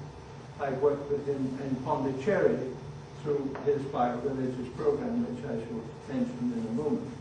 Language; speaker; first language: English; native; English